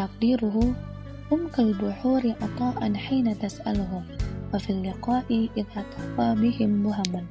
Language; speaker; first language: Arabic; non-native, learner; Indonesian